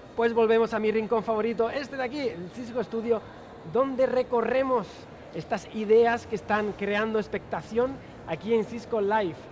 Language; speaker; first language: Spanish; native; Spanish